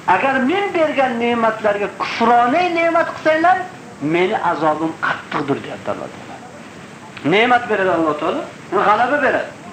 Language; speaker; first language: Uzbek; native; Uzbek